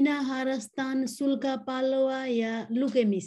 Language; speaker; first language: Finnish; non-native, learner; Nepali